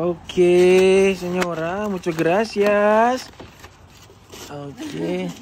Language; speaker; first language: Spanish; non-native, learner; Indonesian